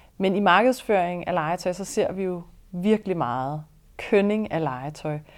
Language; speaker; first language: Danish; native; Danish